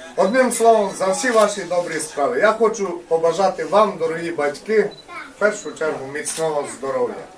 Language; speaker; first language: Ukrainian; native; Ukrainian